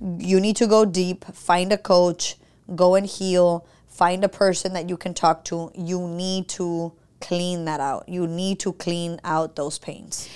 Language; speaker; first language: English; early bilingual, other home language; Spanish